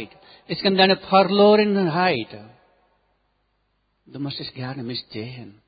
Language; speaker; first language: German; non-native, learner; Nepali